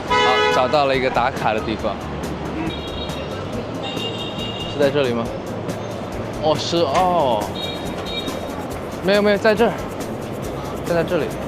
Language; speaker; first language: Chinese; non-native, fluent; Indonesian